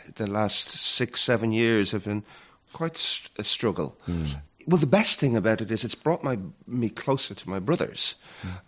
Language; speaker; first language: English; native; English